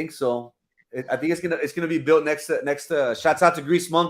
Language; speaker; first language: English; early bilingual, other home language; Spanish